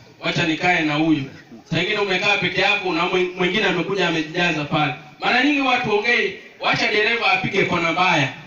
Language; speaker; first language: Swahili; non-native, local second language; Luo (Kenya and Tanzania)